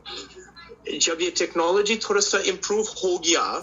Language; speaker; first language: Hindi; early bilingual, heritage; Hindi